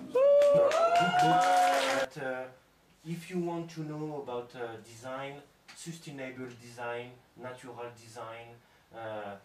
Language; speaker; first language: English; non-native, fluent; French